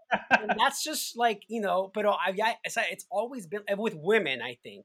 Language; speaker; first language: English; non-native, fluent; Spanish